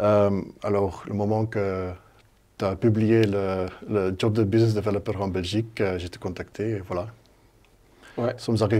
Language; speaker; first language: French; non-native, local second language; Dutch